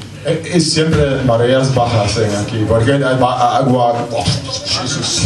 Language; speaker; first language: Spanish; non-native, learner; German